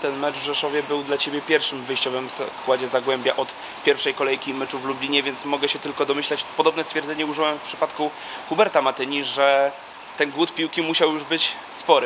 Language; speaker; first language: Polish; native; Polish